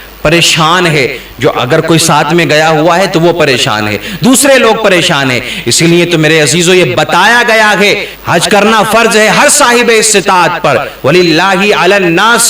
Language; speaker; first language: Urdu; native; Urdu